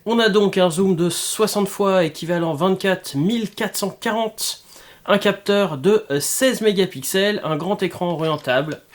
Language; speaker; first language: French; native; French